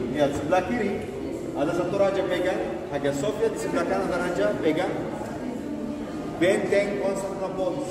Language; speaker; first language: Indonesian; non-native, fluent; Turkish